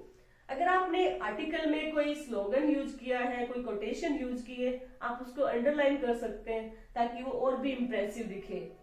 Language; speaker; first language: Hindi; native; Hindi